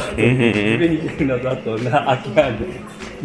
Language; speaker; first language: Russian; non-native, learner; Japanese